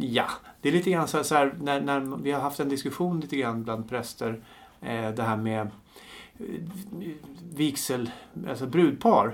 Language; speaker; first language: Swedish; native; Swedish